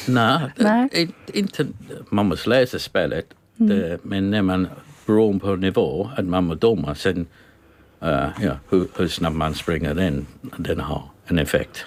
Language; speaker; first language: Swedish; non-native, learner; English